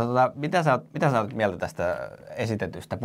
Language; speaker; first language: Finnish; native; Finnish